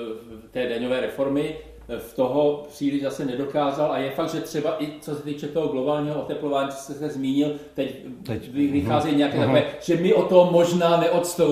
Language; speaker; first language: Czech; native; Czech